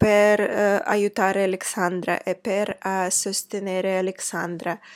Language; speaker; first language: Italian; non-native, fluent; Russian